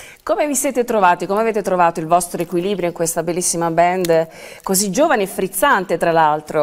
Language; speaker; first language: Italian; native; Italian